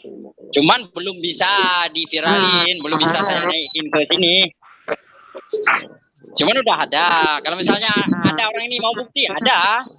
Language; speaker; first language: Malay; non-native, local second language; Achinese